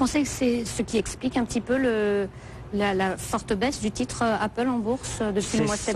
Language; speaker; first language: French; native; French